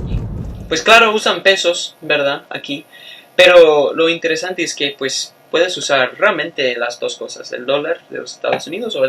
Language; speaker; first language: Spanish; non-native, fluent; English